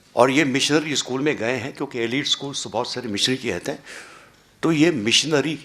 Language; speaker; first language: Hindi; non-native, local second language; Marathi